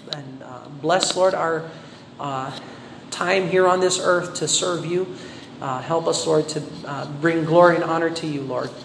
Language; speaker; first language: English; non-native, local second language; Filipino